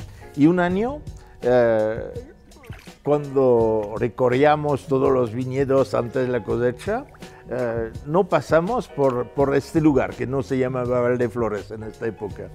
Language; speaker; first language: Spanish; non-native, fluent; French